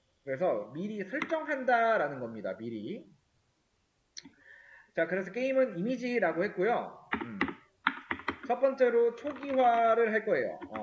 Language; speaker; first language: Korean; native; Korean